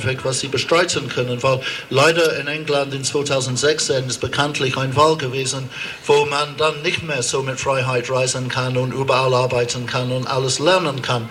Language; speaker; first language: German; non-native, fluent; English